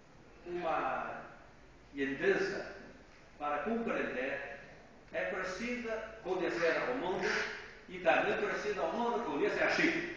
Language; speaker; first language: Portuguese; non-native, fluent; Chinese